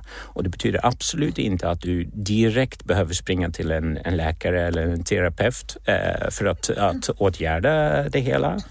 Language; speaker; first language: Swedish; non-native, fluent; Czech